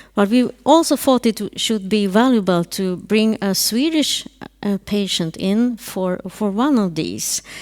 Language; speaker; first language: English; non-native, fluent; Swedish